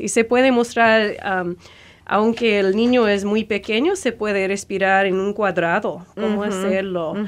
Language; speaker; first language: Spanish; non-native, fluent; English